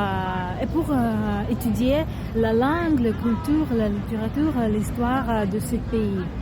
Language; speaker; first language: French; non-native, learner; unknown